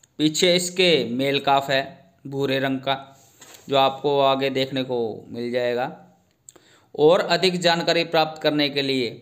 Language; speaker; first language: Hindi; native; Hindi